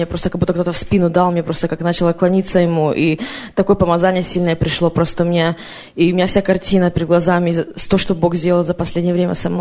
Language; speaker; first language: Russian; native; Russian